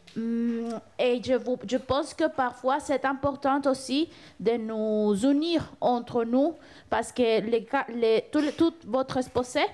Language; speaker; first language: French; non-native, fluent; Spanish